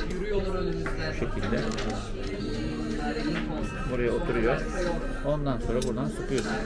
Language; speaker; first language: Turkish; native; Turkish